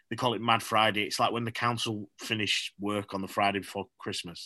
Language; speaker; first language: English; native; English